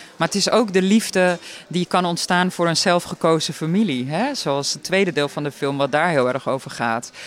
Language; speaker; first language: Dutch; native; Dutch